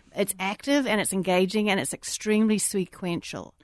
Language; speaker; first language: English; native; English